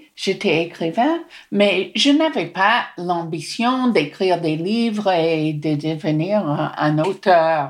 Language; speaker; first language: French; non-native, fluent; English